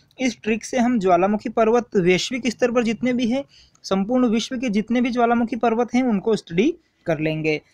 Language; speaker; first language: Hindi; native; Hindi